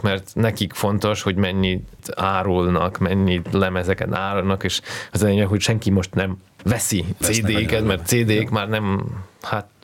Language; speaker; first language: Hungarian; non-native, fluent; Russian